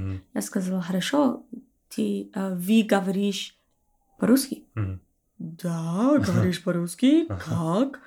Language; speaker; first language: Russian; non-native, learner; English